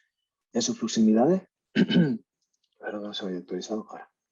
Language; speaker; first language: Spanish; native; Spanish